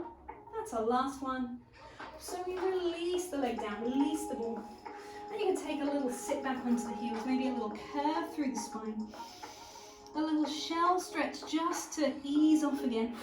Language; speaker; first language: English; native; English